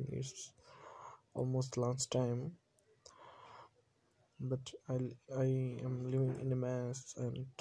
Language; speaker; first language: English; non-native, learner; Bangla